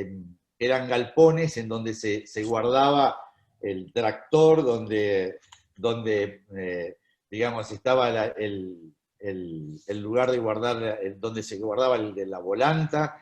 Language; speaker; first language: Spanish; native; Spanish